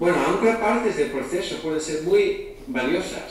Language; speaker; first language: Spanish; non-native, fluent; Dutch